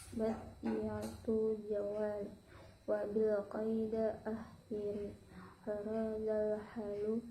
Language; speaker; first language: Arabic; non-native, learner; Indonesian